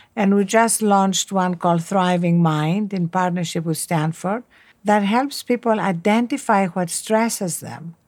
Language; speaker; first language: English; non-native, fluent; Greek